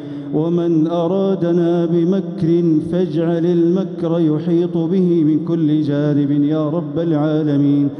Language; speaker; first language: Arabic; native; Arabic